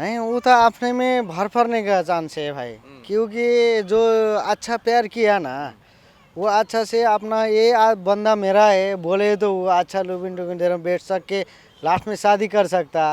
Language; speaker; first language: Hindi; non-native, learner; Nepali